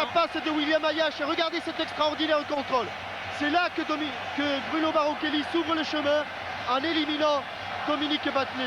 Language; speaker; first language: French; native; French